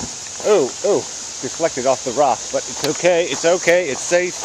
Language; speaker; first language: English; native; English